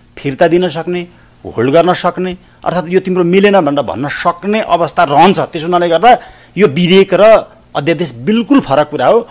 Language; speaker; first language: Nepali; native; Nepali